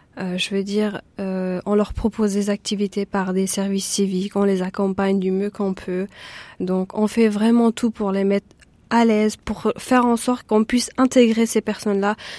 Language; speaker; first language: French; early bilingual, other home language; Persian